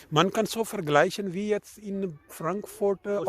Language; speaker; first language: German; non-native, learner; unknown